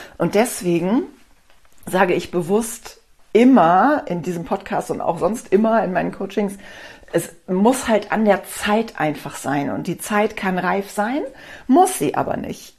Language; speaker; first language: German; native; German